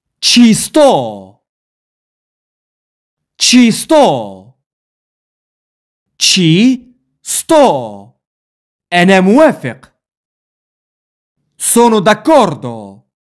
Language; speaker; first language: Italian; non-native, fluent; Arabic